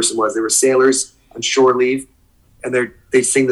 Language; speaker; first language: English; native; English